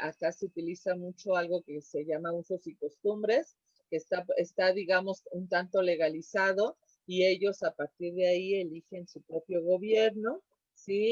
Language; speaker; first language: Spanish; native; Spanish